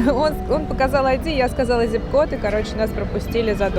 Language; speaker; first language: Russian; native; Russian